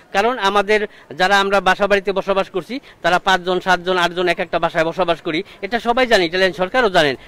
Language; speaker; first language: Bangla; native; Bangla